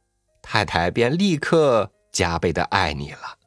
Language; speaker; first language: Chinese; native; Chinese